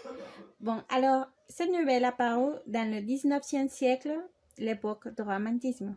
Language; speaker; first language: French; non-native, learner; Spanish